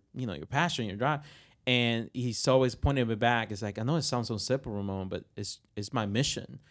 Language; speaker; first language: English; non-native, fluent; Spanish